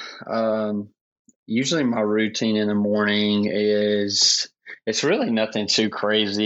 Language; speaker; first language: English; native; English